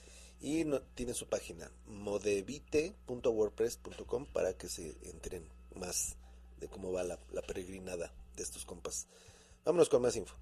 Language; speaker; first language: Spanish; native; Spanish